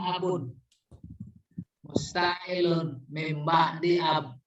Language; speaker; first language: Arabic; non-native, fluent; Indonesian